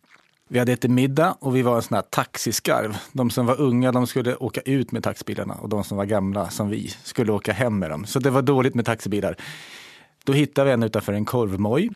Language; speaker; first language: Swedish; native; Swedish